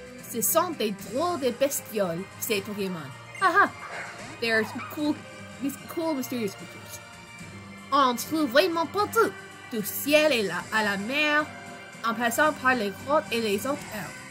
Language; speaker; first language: French; non-native, fluent; English